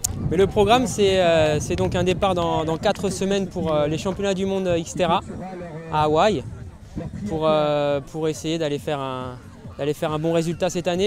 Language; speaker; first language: French; native; French